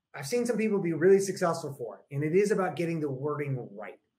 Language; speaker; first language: English; native; English